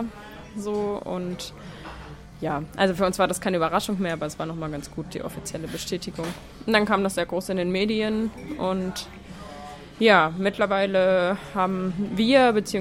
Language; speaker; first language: German; native; German